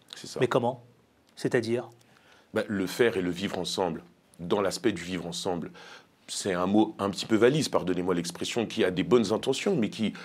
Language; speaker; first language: French; native; French